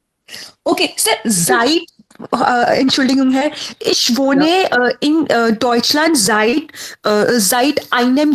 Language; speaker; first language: German; non-native, learner; Hindi